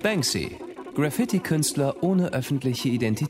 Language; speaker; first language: German; native; German